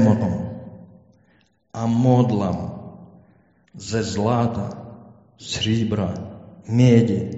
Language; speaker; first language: Czech; non-native, learner; Ukrainian